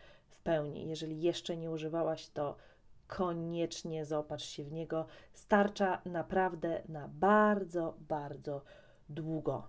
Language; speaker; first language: Polish; native; Polish